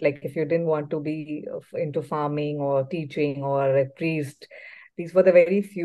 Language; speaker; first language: English; non-native, local second language; Tamil